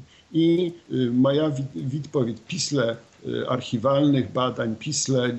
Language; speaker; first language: Polish; non-native, learner; Ukrainian